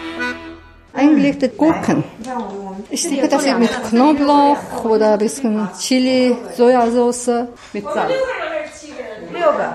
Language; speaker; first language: German; non-native, learner; Chinese